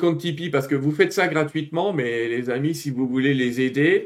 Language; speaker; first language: French; native; French